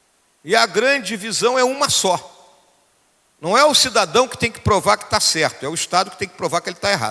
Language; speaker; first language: Portuguese; native; Portuguese